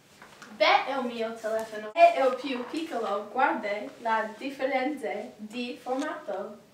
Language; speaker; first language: Italian; non-native, learner; English